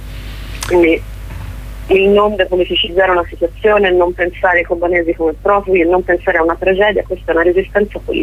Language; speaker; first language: Italian; native; Italian